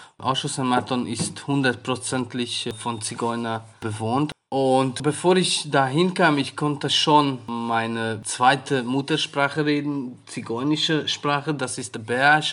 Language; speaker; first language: German; non-native, fluent; Hungarian